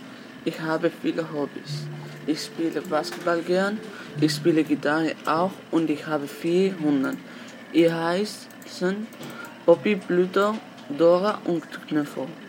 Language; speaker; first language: German; non-native, learner; Dutch